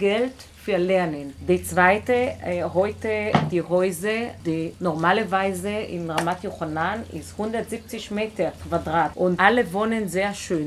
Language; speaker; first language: German; non-native, learner; Hebrew